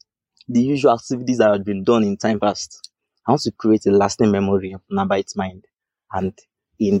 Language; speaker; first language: English; non-native, local second language; Yoruba